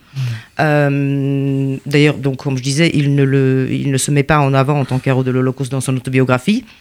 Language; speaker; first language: French; non-native, fluent; Polish